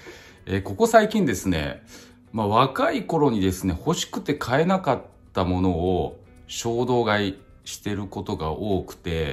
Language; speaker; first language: Japanese; native; Japanese